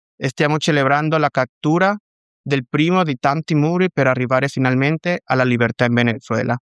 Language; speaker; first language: Italian; non-native, fluent; Spanish